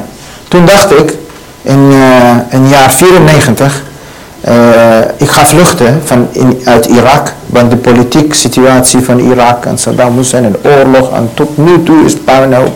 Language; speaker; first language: Dutch; non-native, learner; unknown